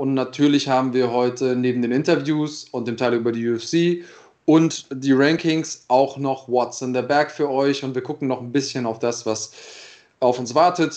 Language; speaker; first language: German; native; German